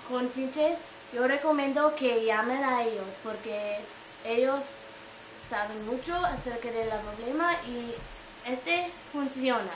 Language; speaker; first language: Spanish; non-native, fluent; English